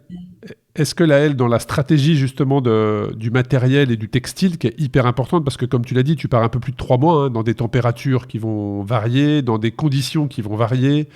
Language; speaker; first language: French; native; French